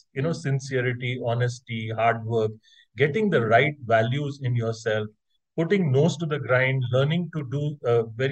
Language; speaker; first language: English; non-native, local second language; Hindi